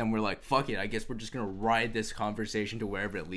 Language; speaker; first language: English; native; English